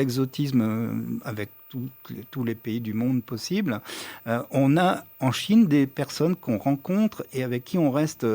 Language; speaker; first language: French; native; French